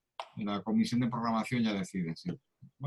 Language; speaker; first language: Spanish; native; Spanish